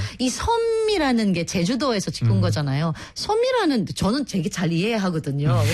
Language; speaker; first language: Korean; non-native, fluent; Filipino